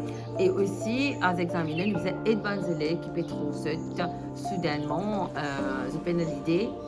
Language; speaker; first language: French; non-native, local second language; Morisyen